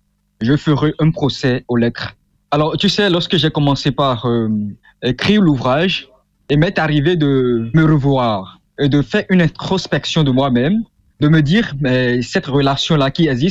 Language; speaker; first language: French; non-native, local second language; Fon